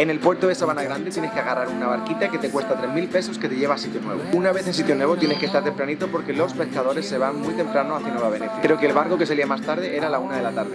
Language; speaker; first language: Spanish; native; Spanish